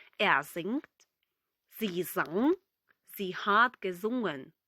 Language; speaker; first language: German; non-native, fluent; Ukrainian